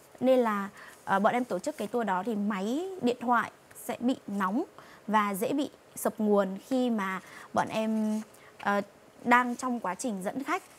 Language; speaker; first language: Vietnamese; non-native, local second language; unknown